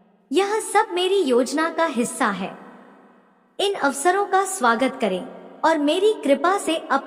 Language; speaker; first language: Hindi; native; Hindi